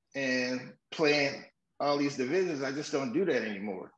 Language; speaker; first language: English; native; English